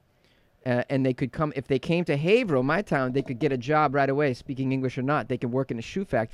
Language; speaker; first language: English; native; English